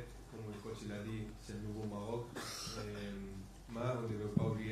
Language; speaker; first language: French; non-native, fluent; Spanish